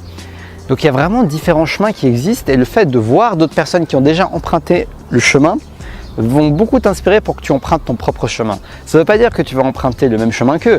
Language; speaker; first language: French; native; French